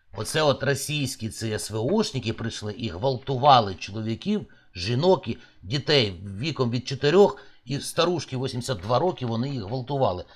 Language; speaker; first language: Ukrainian; native; Ukrainian